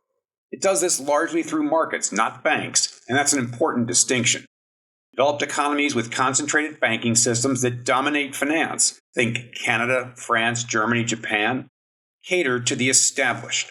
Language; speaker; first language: English; native; English